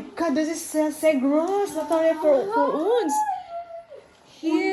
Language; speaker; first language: German; non-native, learner; Filipino